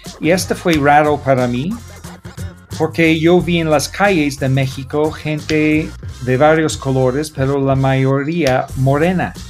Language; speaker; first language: Spanish; non-native, learner; English